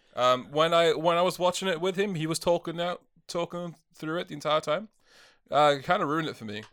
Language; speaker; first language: English; native; English